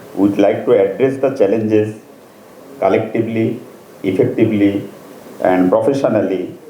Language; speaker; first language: English; non-native, local second language; Bangla